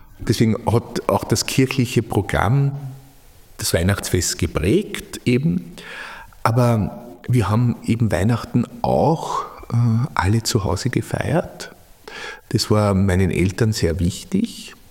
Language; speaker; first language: German; native; German